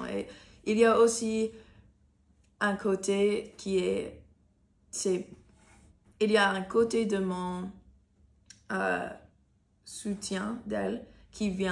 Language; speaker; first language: French; non-native, learner; English